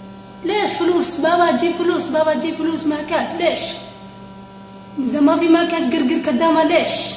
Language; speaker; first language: Arabic; non-native, learner; Amharic